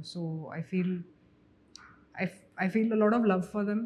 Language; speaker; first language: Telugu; non-native, local second language; Hindi